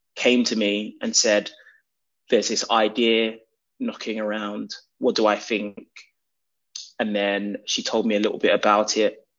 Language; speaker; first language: English; native; English